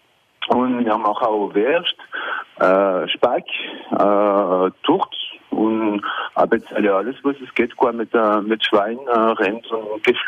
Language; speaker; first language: German; non-native, local second language; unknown